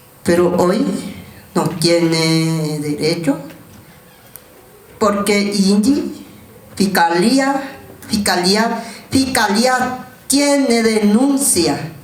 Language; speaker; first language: Spanish; non-native, learner; Guarani